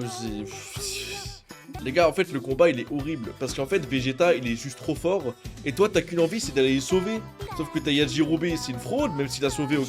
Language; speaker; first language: French; native; French